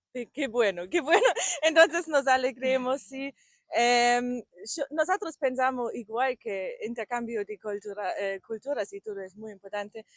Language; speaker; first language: Spanish; non-native, learner; German